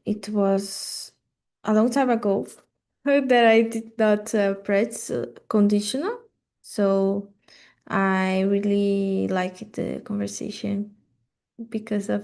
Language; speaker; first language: English; non-native, learner; Portuguese